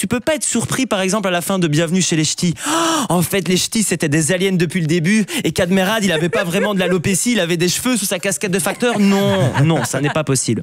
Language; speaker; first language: French; native; French